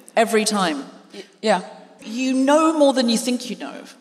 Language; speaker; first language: English; native; English